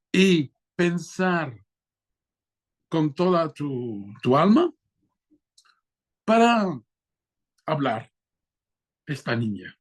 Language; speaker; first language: Spanish; non-native, fluent; French